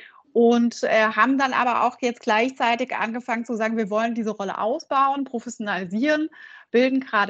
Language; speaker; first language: German; native; German